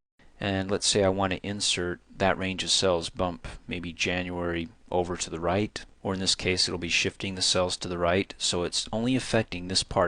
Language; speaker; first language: English; native; English